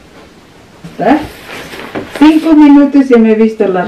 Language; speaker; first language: Spanish; non-native, learner; English